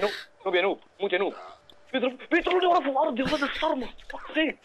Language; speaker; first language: Arabic; native; Arabic